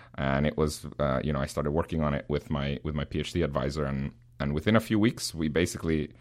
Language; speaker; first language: English; non-native, fluent; Spanish